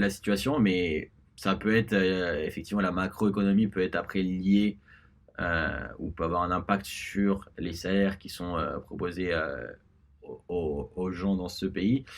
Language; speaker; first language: French; early bilingual, other home language; Spanish